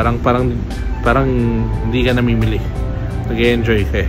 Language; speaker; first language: Filipino; native; Filipino